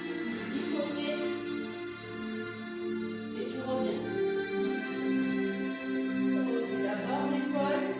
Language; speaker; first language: French; native; French